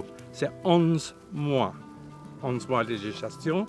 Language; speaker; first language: French; non-native, learner; English